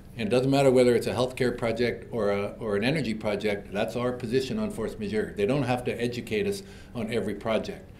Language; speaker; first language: English; native; English